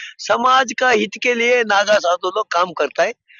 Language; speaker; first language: Hindi; non-native, local second language; Telugu